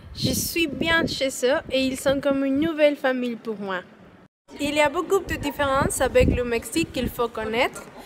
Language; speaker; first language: French; non-native, learner; Spanish